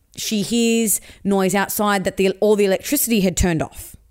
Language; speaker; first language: English; native; English